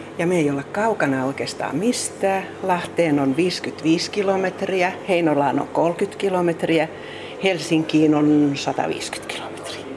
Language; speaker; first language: Finnish; native; Finnish